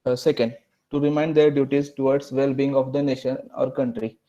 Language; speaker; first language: English; non-native, local second language; Marathi